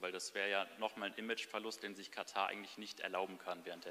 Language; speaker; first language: German; native; German